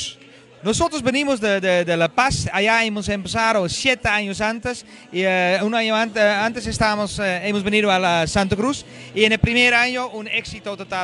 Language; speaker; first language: Spanish; non-native, fluent; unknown